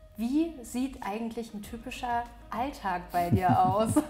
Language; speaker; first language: German; native; German